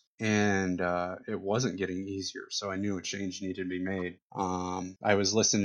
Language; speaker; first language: English; native; English